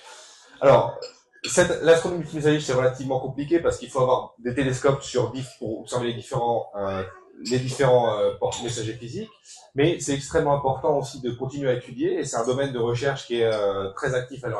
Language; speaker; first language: French; native; French